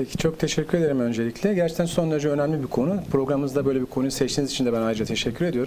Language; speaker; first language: Turkish; native; Turkish